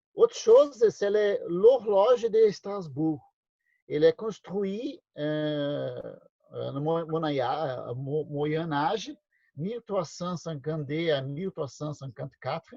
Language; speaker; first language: French; non-native, learner; Portuguese